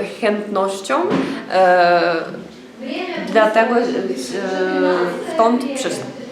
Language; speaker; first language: Polish; non-native, learner; Ukrainian